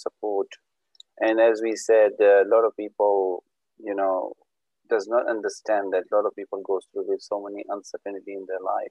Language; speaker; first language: English; native; English